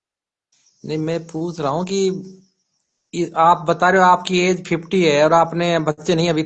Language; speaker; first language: Hindi; native; Hindi